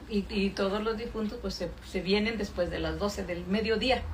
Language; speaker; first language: Spanish; native; Spanish